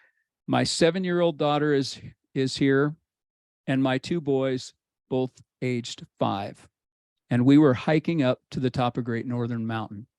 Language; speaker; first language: English; native; English